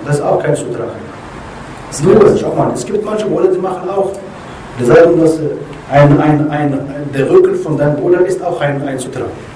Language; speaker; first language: German; non-native, learner; Arabic